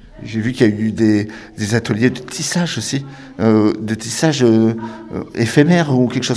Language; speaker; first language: French; native; French